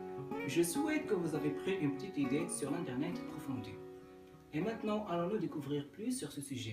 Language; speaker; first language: French; non-native, learner; Arabic